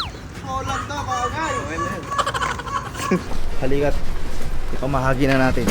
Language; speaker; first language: Filipino; native; Filipino